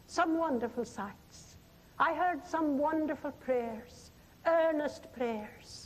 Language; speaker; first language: English; non-native, local second language; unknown